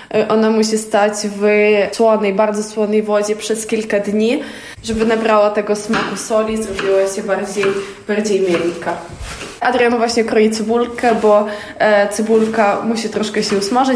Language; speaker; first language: Polish; non-native, fluent; Ukrainian